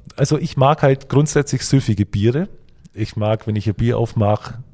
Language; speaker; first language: German; native; German